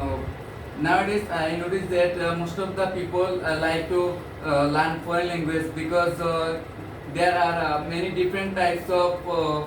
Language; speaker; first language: English; non-native, learner; Bangla